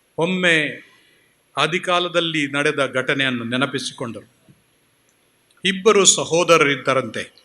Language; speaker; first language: Kannada; non-native, local second language; Konkani